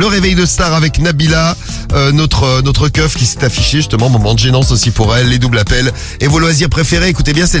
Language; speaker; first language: French; native; French